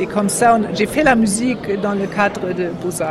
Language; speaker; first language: French; non-native, fluent; German